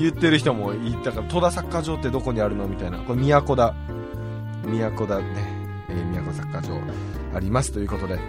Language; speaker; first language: Japanese; native; Japanese